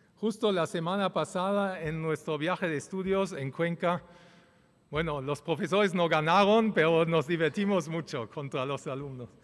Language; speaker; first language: Spanish; early bilingual, other home language; German